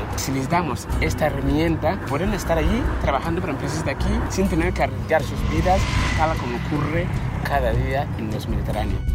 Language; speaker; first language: Spanish; non-native, fluent; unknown